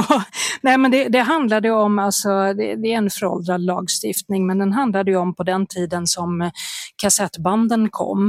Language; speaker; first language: Swedish; native; Swedish